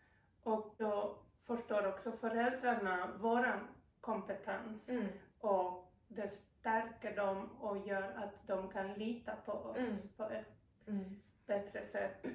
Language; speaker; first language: Swedish; non-native, fluent; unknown